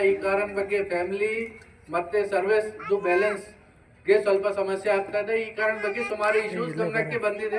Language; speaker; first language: Kannada; non-native, fluent; Hindi